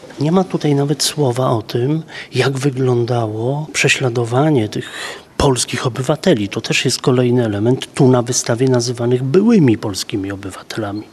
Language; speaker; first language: Polish; native; Polish